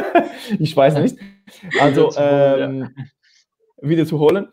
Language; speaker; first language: German; non-native, fluent; Italian